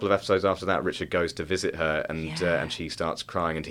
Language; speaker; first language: English; native; English